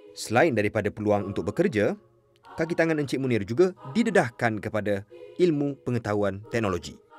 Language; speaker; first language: Malay; native; Malay